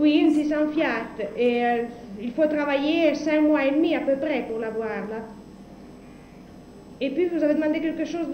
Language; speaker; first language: French; non-native, fluent; Italian